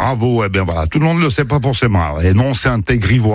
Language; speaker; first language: French; native; French